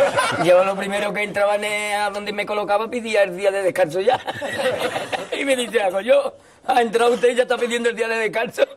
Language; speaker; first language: Spanish; native; Spanish